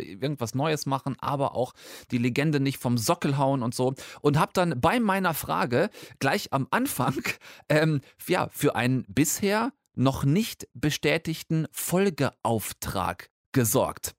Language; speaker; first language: German; native; German